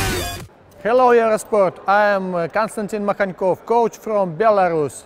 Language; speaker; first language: English; non-native, learner; Russian